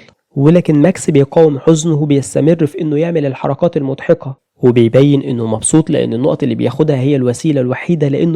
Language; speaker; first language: Arabic; native; Arabic